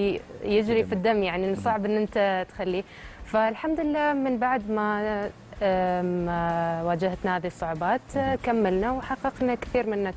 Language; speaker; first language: Arabic; native; Arabic